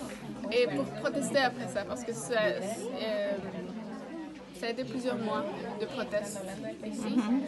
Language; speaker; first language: French; early bilingual, heritage; Spanish